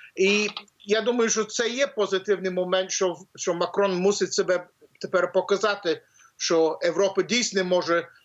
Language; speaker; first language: Ukrainian; early bilingual, heritage; English